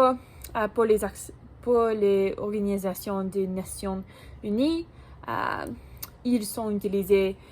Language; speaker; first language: French; non-native, learner; English